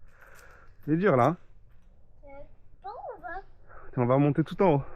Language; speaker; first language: French; native; French